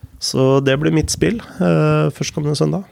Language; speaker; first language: Norwegian; native; Norwegian